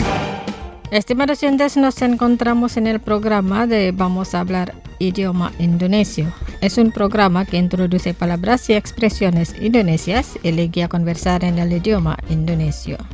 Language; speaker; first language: Spanish; non-native, fluent; Indonesian